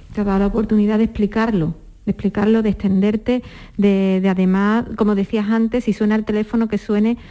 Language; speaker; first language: Spanish; native; Spanish